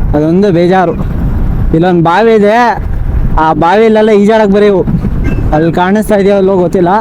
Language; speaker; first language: Kannada; non-native, local second language; Marathi